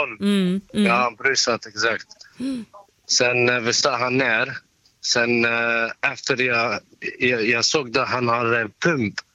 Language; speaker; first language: Swedish; non-native, learner; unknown